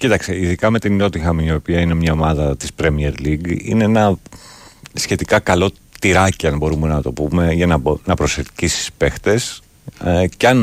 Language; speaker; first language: Greek; native; Greek